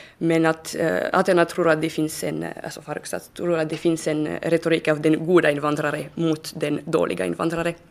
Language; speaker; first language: Swedish; non-native, fluent; French